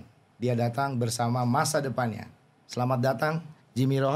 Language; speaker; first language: Indonesian; native; Indonesian